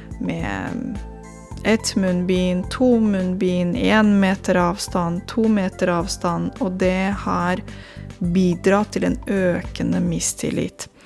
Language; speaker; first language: Norwegian; non-native, fluent; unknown